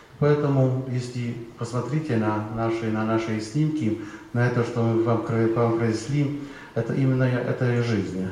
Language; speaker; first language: Russian; non-native, fluent; Polish